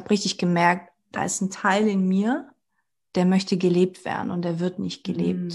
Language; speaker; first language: German; early bilingual, other home language; Portuguese